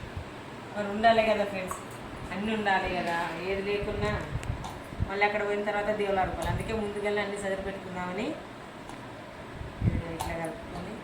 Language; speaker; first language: Telugu; native; Telugu